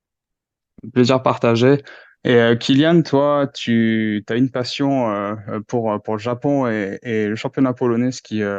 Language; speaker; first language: French; native; French